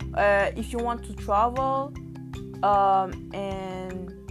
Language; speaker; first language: English; non-native, learner; Haitian Creole